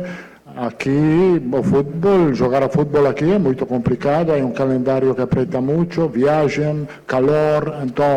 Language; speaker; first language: Portuguese; non-native, fluent; Italian